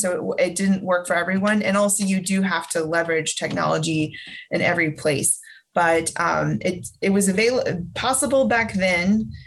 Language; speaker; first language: English; native; English